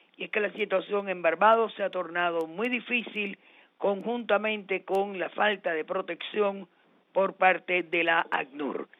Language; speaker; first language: Spanish; native; Spanish